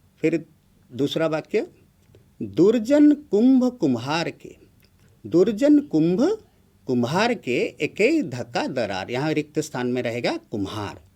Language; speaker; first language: Hindi; non-native, local second language; Odia